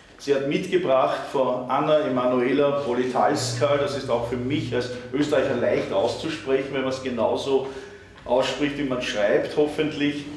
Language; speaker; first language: German; native; German